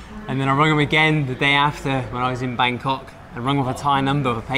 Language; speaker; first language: English; native; English